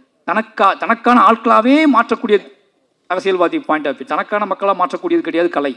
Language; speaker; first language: Tamil; native; Tamil